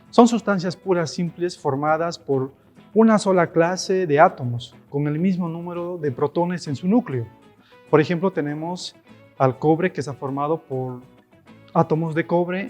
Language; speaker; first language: Spanish; native; Spanish